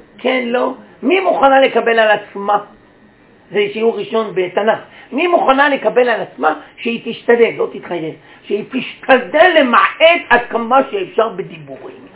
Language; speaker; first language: Hebrew; native; Hebrew